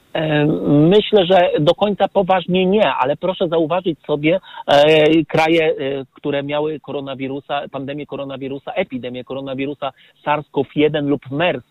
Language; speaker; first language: Polish; native; Polish